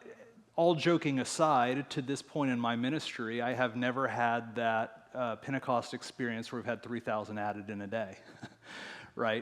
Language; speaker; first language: English; native; English